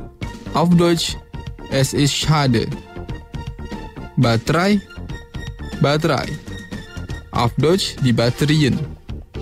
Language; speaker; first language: German; non-native, fluent; Indonesian